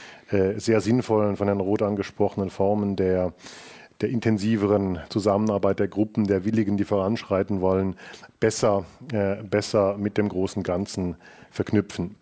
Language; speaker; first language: German; native; German